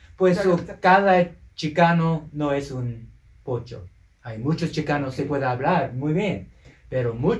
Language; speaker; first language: Spanish; non-native, local second language; English